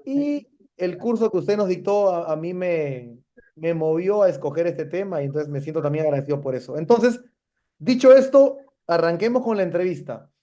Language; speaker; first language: Spanish; native; Spanish